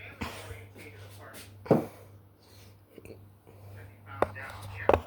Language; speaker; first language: English; native; English